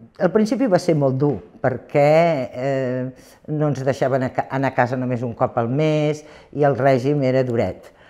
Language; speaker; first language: Catalan; native; Catalan